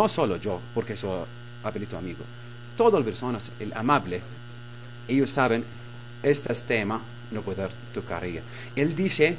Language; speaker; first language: Spanish; non-native, learner; Arabic